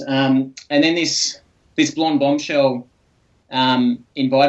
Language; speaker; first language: English; native; English